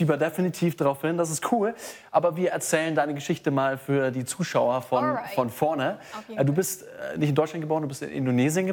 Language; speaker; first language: German; native; German